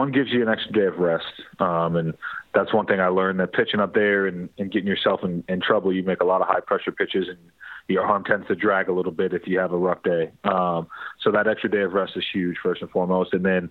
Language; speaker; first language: English; native; English